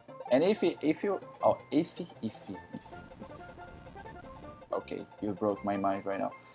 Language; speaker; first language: English; non-native, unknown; Portuguese